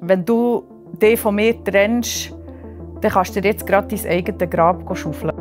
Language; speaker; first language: German; native; German